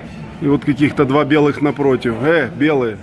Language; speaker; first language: Russian; native; Russian